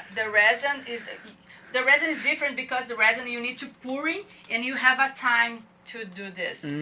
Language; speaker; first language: English; non-native, learner; Portuguese